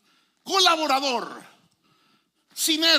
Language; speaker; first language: Spanish; native; Spanish